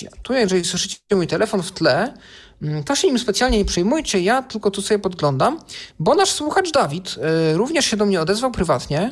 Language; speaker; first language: Polish; native; Polish